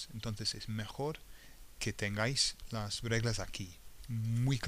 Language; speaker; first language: Spanish; non-native, fluent; English